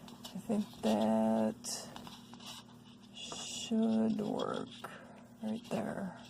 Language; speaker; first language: English; native; English